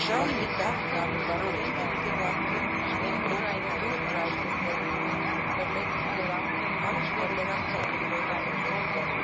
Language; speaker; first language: German; non-native, fluent; Croatian